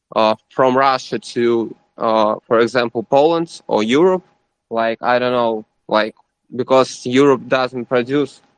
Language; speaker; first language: English; non-native, learner; Russian